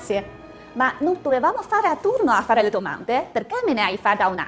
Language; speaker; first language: Italian; non-native, fluent; Chinese